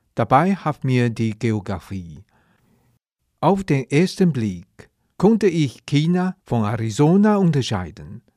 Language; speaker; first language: German; non-native, fluent; Chinese